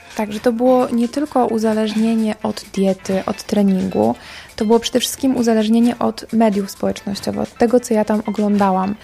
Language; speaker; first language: Polish; native; Polish